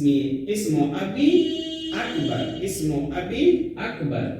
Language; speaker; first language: Arabic; non-native, learner; Hindi